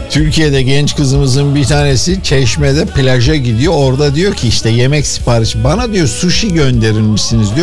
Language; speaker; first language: Turkish; native; Turkish